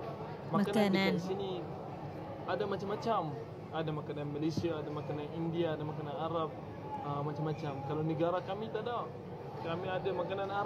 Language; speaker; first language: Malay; non-native, fluent; Arabic